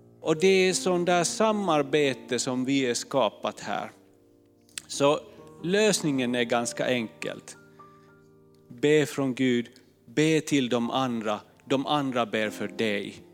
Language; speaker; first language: Swedish; non-native, fluent; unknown